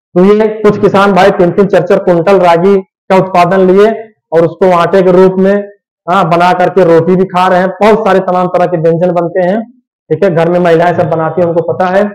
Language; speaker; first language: Hindi; native; Hindi